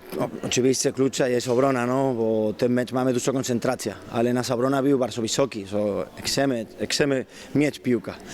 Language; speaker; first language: Polish; non-native, learner; Spanish